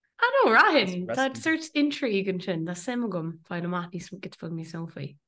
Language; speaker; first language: Irish; native; Irish